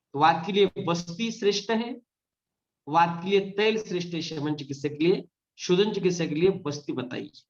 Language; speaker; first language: Hindi; non-native, local second language; Marathi